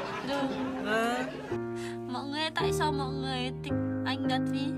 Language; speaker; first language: Vietnamese; non-native, learner; Indonesian